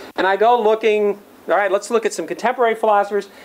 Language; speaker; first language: English; native; English